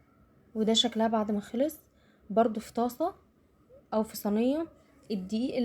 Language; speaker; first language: Arabic; native; Arabic